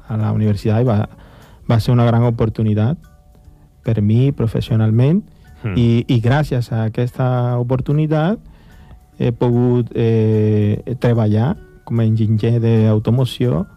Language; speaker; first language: Catalan; non-native, fluent; Spanish